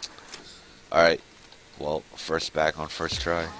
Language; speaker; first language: English; native; English